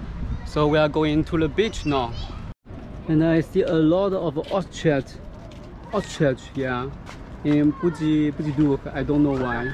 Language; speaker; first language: English; non-native, learner; Chinese